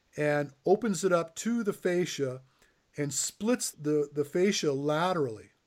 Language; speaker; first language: English; native; English